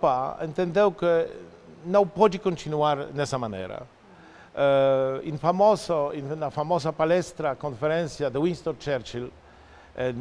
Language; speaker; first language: Portuguese; non-native, fluent; Polish